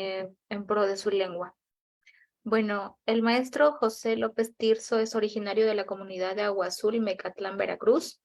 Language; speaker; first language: Spanish; native; Spanish